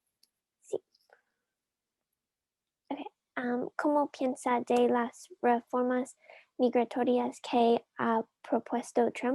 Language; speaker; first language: Spanish; non-native, learner; English